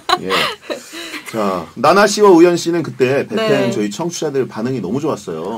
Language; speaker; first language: Korean; native; Korean